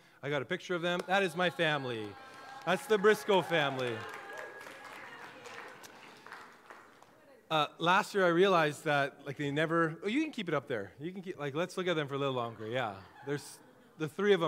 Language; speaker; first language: English; native; English